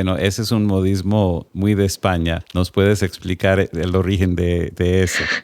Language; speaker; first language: Spanish; non-native, fluent; English